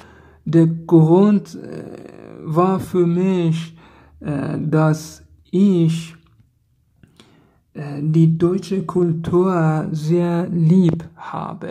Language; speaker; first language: German; non-native, learner; Persian